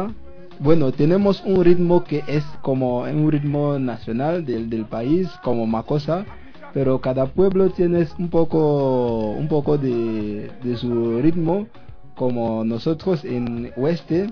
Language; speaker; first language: Spanish; non-native, learner; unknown